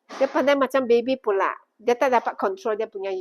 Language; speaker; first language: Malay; non-native, local second language; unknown